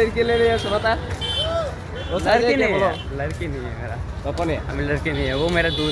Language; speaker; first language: Hindi; non-native, local second language; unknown